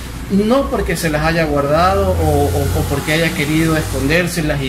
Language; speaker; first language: Spanish; native; Spanish